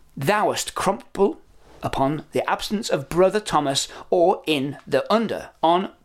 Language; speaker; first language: English; native; English